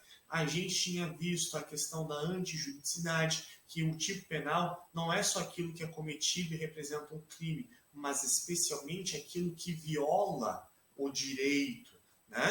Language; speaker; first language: Portuguese; native; Portuguese